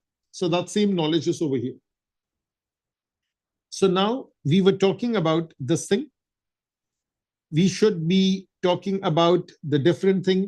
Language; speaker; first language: English; non-native, local second language; Urdu